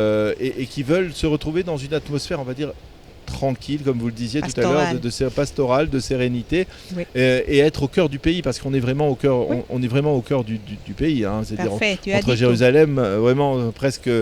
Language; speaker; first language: French; native; French